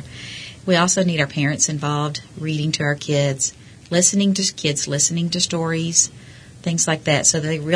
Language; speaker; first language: English; native; English